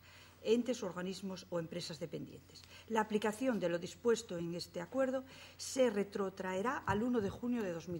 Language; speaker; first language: Spanish; native; Spanish